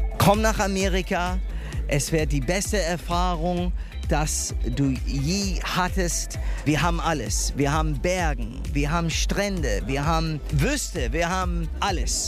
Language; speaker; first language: German; non-native, fluent; English